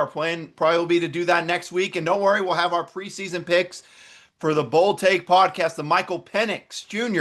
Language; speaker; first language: English; native; English